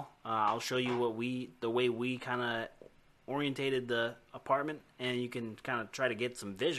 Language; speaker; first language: English; native; English